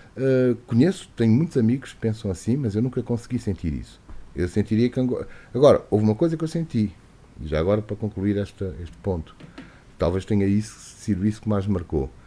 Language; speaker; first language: Portuguese; native; Portuguese